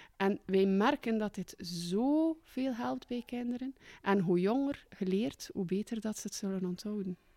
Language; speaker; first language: Dutch; native; Dutch